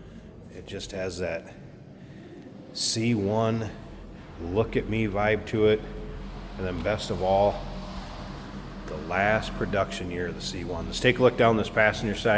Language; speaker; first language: English; native; English